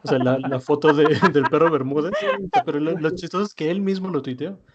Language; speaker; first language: Spanish; native; Spanish